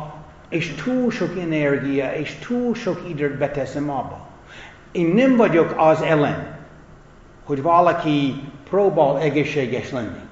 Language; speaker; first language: Hungarian; non-native, fluent; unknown